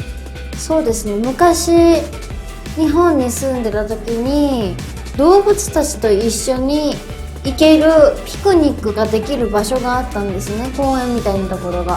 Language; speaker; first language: Japanese; native; Japanese